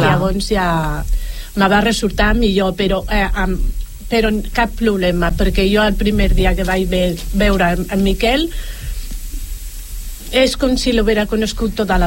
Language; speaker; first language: Catalan; non-native, local second language; Spanish